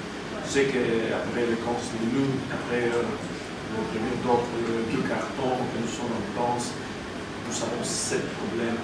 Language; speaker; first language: French; non-native, learner; Spanish